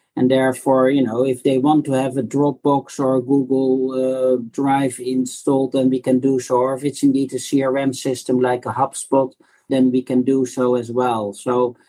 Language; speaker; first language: English; non-native, fluent; Dutch